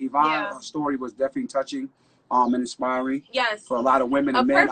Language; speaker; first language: English; native; English